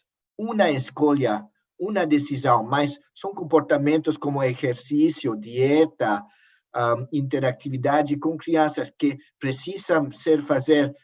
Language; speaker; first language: Portuguese; non-native, learner; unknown